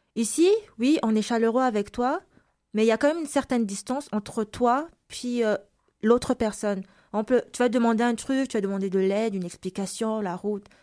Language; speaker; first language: French; non-native, local second language; Malagasy